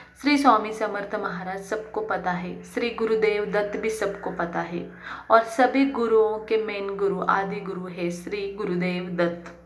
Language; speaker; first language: Hindi; non-native, local second language; Marathi